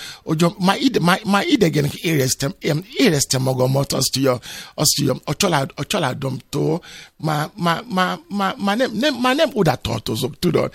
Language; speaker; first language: Hungarian; non-native, fluent; Yoruba